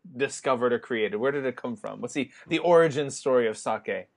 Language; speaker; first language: English; native; English